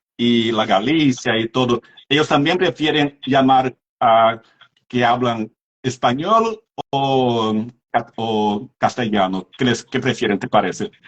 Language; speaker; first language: Spanish; non-native, fluent; Portuguese